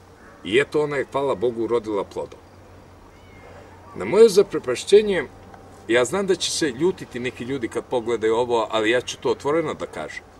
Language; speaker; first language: Serbian; native; Serbian